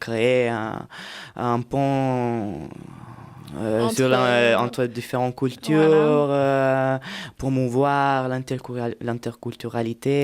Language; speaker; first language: French; non-native, fluent; Italian